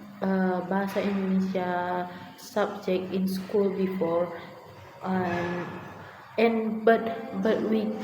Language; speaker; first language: English; non-native, learner; Indonesian